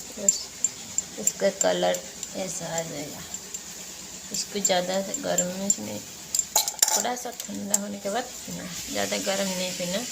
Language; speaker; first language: Hindi; non-native, local second language; Odia